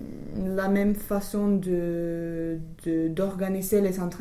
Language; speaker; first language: French; non-native, fluent; English